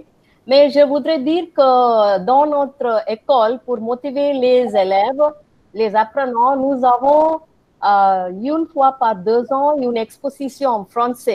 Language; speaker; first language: French; non-native, fluent; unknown